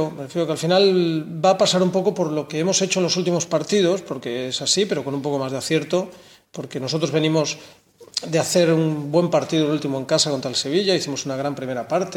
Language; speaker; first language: Spanish; native; Spanish